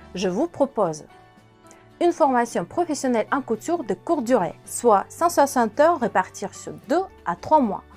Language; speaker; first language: French; non-native, fluent; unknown